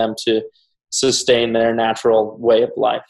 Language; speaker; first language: English; native; English